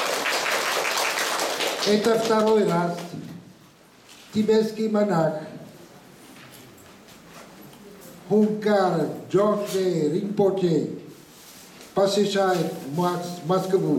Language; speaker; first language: Russian; non-native, fluent; Vietnamese